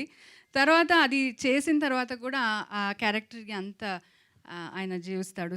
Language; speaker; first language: Telugu; non-native, local second language; Kannada